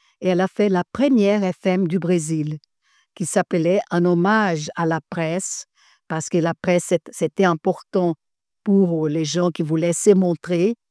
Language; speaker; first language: French; non-native, fluent; Portuguese